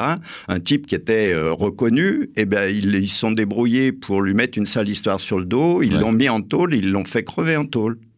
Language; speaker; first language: French; native; French